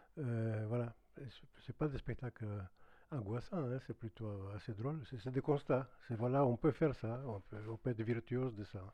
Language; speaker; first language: French; non-native, fluent; Greek